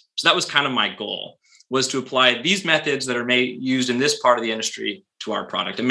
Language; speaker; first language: English; native; English